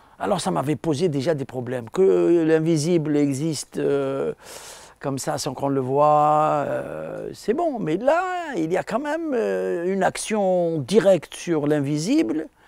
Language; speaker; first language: French; non-native, local second language; Arabic